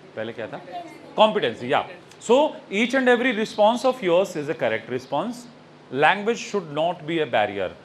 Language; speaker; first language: Hindi; native; Hindi